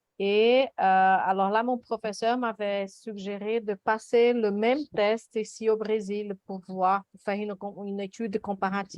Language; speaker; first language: French; non-native, fluent; Portuguese